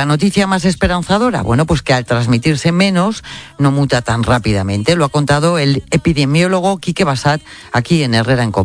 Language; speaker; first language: Spanish; native; Spanish